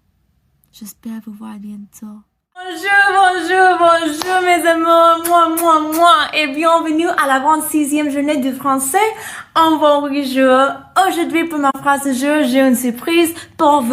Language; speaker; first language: French; non-native, learner; English